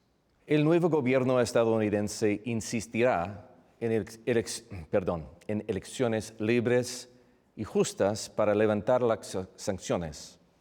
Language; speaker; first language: Spanish; non-native, fluent; English